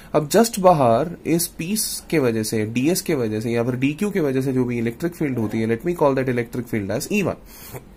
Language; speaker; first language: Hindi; non-native, local second language; Malayalam